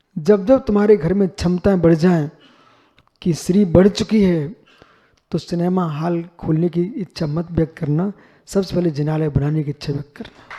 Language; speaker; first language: Hindi; native; Hindi